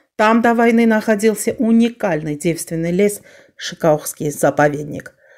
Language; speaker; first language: Russian; non-native, fluent; Armenian